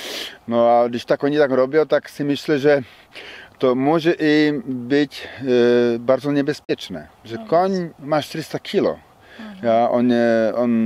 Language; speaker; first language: Polish; non-native, learner; Czech